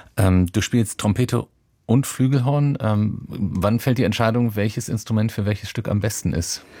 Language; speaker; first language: German; native; German